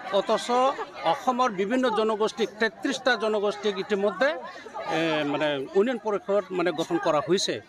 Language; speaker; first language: Assamese; non-native, local second language; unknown